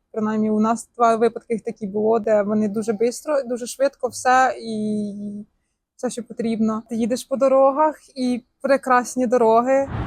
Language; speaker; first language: Ukrainian; native; Ukrainian